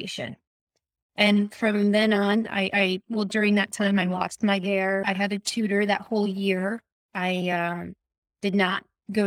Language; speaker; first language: English; native; English